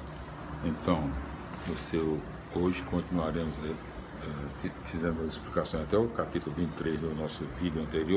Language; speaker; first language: Portuguese; native; Portuguese